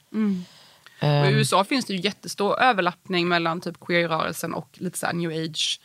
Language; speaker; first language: Swedish; native; Swedish